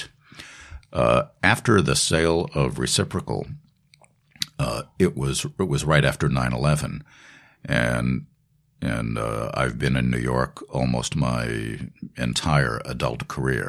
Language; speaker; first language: English; native; English